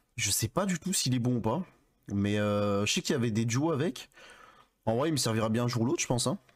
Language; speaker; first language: French; native; French